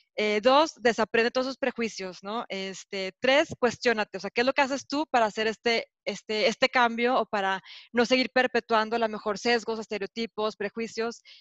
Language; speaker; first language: Spanish; native; Spanish